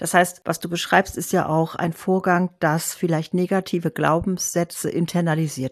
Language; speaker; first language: German; native; German